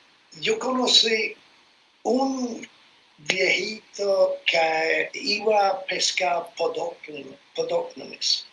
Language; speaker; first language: Spanish; non-native, fluent; English